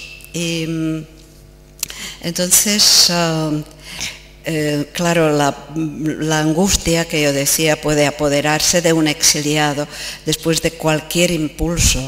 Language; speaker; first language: Spanish; non-native, fluent; Czech